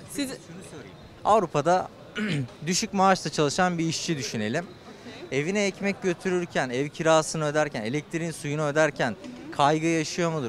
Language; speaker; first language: Turkish; native; Turkish